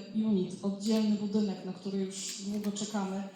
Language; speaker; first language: Polish; native; Polish